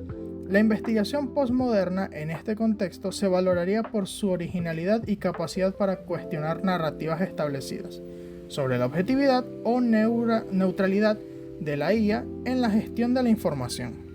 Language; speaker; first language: Spanish; native; Spanish